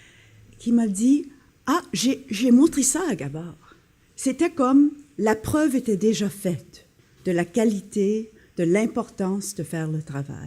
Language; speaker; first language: French; non-native, local second language; English